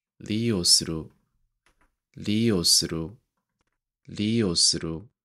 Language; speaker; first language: Korean; native; Korean